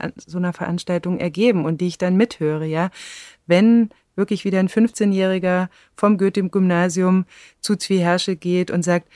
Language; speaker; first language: German; native; German